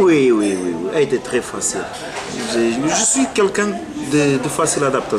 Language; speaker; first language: French; non-native, fluent; Portuguese